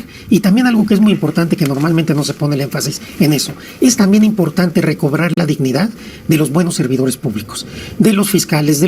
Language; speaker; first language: Spanish; native; Spanish